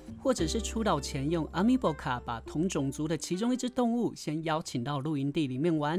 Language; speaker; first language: Chinese; native; Chinese